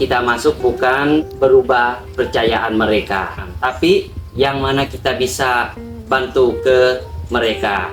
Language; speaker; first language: Indonesian; non-native, learner; Thai